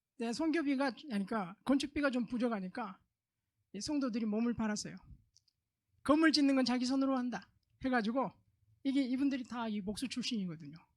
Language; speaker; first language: Korean; native; Korean